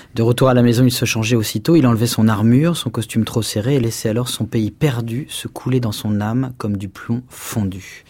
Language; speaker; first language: French; native; French